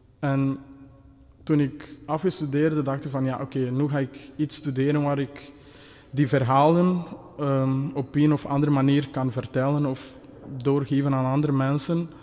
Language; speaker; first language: Dutch; non-native, fluent; Kinyarwanda